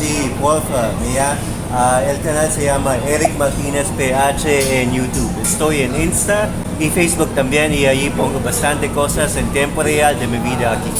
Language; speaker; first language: Spanish; non-native, fluent; Filipino